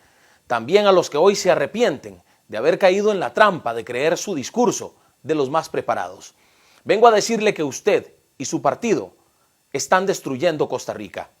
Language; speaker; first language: Spanish; native; Spanish